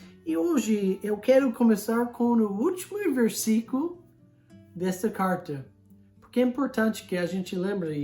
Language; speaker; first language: Portuguese; non-native, fluent; English